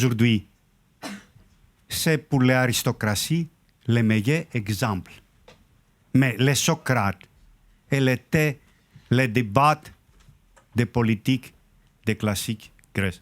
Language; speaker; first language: French; non-native, learner; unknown